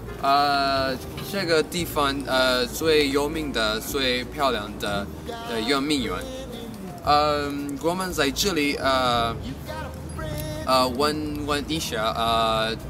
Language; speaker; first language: Chinese; non-native, learner; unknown